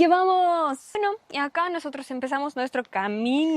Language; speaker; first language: Spanish; non-native, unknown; Russian